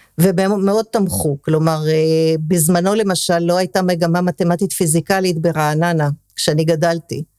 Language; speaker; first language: Hebrew; early bilingual, other home language; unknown